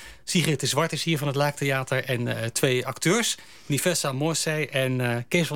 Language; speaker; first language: Dutch; native; Dutch